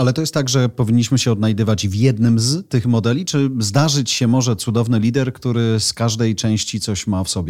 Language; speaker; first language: Polish; native; Polish